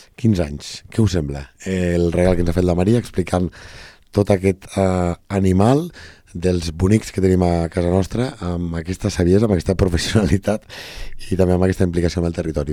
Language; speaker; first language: Catalan; native; Catalan